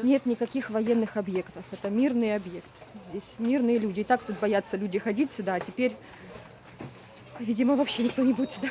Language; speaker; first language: Russian; native; Russian